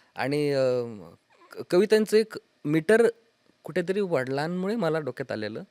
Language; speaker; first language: Marathi; native; Marathi